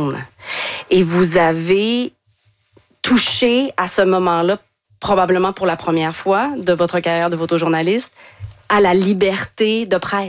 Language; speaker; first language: French; native; French